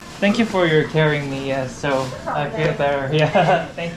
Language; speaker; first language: English; non-native, learner; Korean